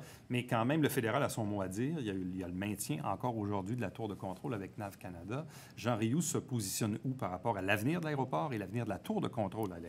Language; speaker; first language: French; native; French